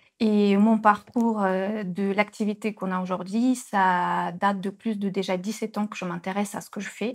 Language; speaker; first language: French; non-native, fluent; Russian